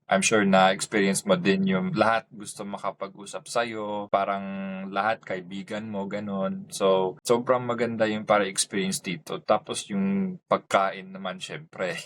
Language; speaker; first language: Filipino; non-native, fluent; English